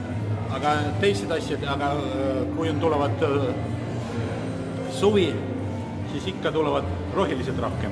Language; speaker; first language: Estonian; non-native, local second language; Russian